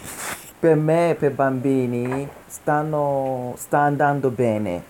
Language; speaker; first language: Italian; non-native, learner; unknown